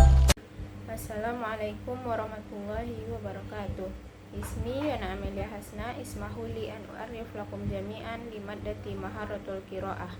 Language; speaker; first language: Arabic; non-native, learner; Indonesian